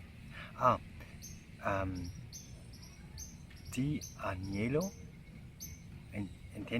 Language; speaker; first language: Spanish; non-native, learner; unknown